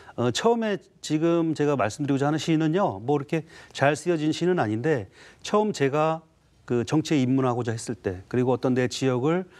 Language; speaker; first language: Korean; native; Korean